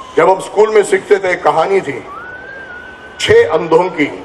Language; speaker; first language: Hindi; non-native, local second language; Marathi